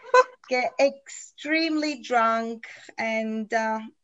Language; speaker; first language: English; non-native, fluent; Italian